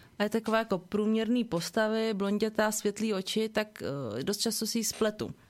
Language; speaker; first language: Czech; early bilingual, other home language; Vietnamese